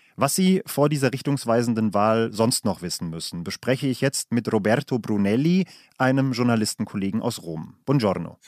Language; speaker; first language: German; native; German